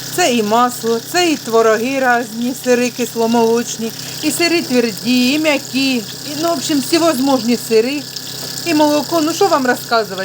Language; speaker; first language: Ukrainian; non-native, local second language; Russian